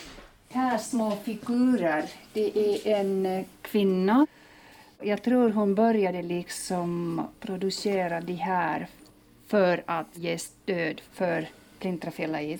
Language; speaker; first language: Swedish; non-native, fluent; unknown